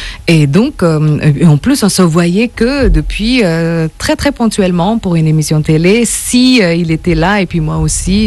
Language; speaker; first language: French; non-native, fluent; Indonesian